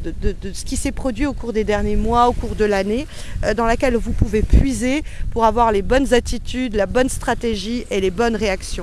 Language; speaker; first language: French; native; French